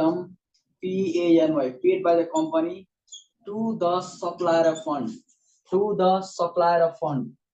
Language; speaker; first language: English; non-native, local second language; Nepali